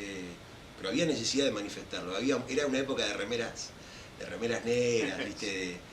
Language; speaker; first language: Spanish; native; Spanish